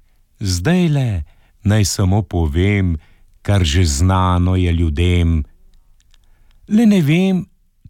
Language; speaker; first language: Slovenian; native; Slovenian